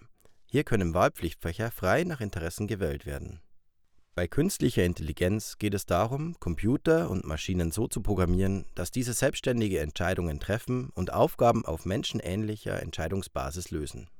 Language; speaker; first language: German; native; German